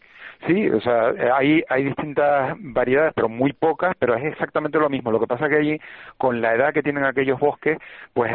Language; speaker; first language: Spanish; native; Spanish